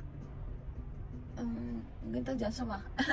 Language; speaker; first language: Chinese; non-native, learner; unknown